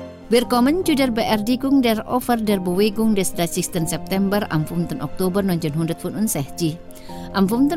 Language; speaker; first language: German; non-native, fluent; Indonesian